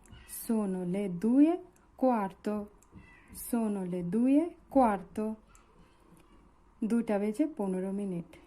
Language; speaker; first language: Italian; non-native, learner; Bangla